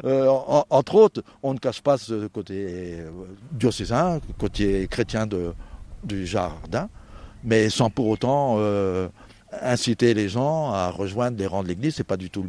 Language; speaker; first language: French; native; French